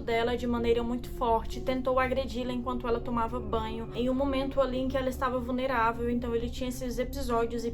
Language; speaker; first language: Portuguese; native; Portuguese